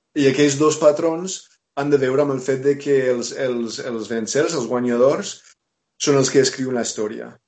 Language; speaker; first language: Catalan; non-native, fluent; English